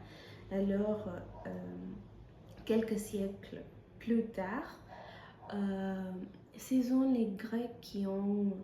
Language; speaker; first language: French; non-native, fluent; Spanish